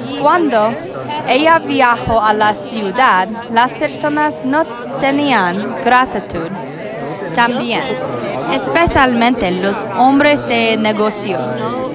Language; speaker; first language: Spanish; non-native, learner; English